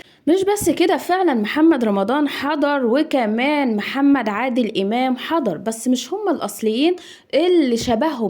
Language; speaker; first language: Arabic; native; Arabic